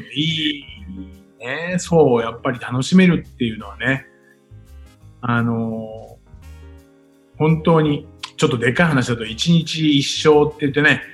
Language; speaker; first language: Japanese; native; Japanese